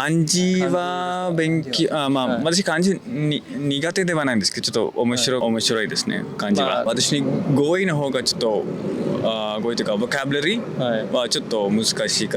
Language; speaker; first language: Japanese; non-native, fluent; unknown